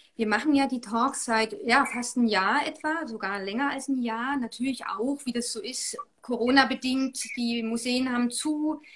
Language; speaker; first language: German; native; German